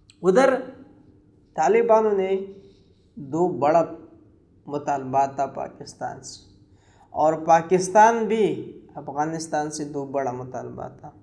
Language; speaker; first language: Hindi; non-native, local second language; Pashto